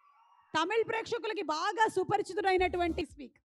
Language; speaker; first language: Telugu; native; Telugu